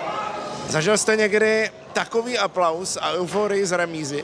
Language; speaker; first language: Czech; native; Czech